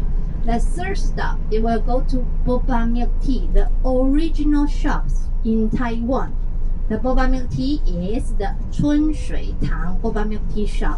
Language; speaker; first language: English; non-native, learner; Chinese